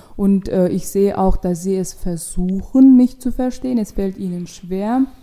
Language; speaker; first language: German; non-native, fluent; Russian